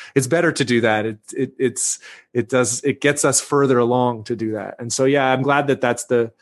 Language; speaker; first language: English; native; English